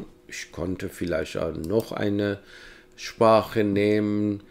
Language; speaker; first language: German; non-native, fluent; Persian